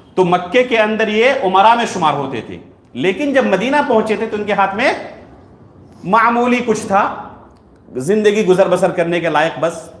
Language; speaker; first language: Urdu; native; Urdu